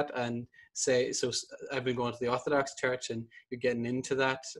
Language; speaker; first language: English; native; English